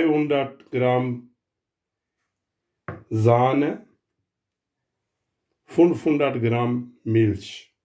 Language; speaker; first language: German; non-native, learner; Urdu